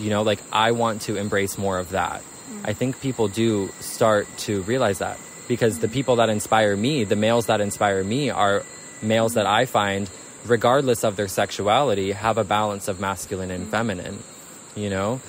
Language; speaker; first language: English; native; English